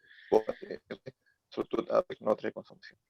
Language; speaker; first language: French; non-native, learner; Spanish